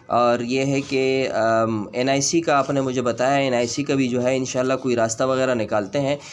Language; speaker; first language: Urdu; non-native, local second language; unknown